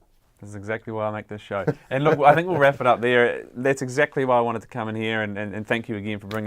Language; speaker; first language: English; native; English